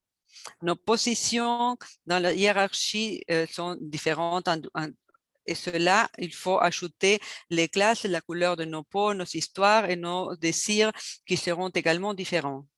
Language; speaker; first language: French; non-native, fluent; Spanish